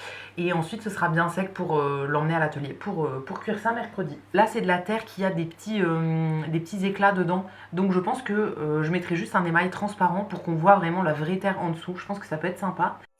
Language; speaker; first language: French; native; French